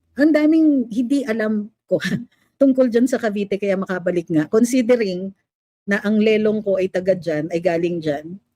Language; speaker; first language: Filipino; native; Filipino